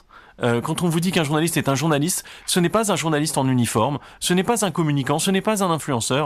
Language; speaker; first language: French; native; French